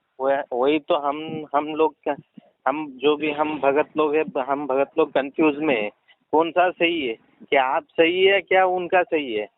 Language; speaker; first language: Hindi; non-native, local second language; Kannada